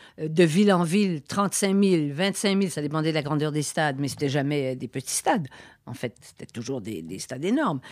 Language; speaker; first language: French; native; French